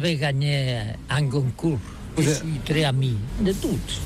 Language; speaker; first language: French; non-native, learner; Catalan